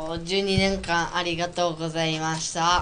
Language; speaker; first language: Japanese; native; Japanese